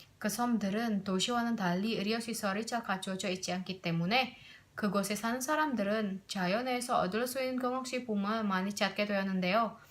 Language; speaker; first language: Korean; non-native, learner; Indonesian